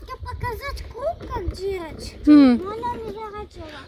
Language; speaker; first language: Russian; early bilingual, heritage; Russian